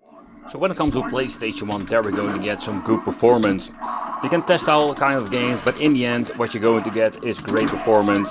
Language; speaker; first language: English; non-native, fluent; Dutch